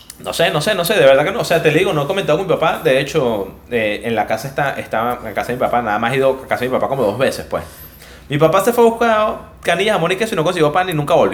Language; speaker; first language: Spanish; native; Spanish